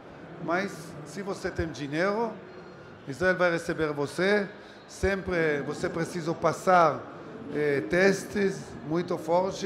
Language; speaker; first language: Portuguese; non-native, learner; Hebrew